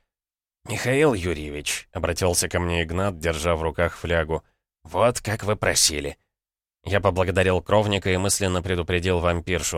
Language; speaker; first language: Russian; native; Russian